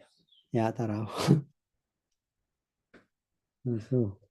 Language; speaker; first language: German; non-native, learner; Tibetan